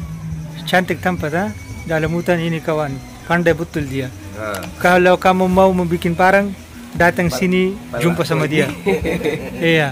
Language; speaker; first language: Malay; non-native, fluent; Urdu